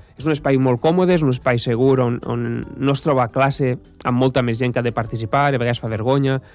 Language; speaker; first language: Catalan; native; Catalan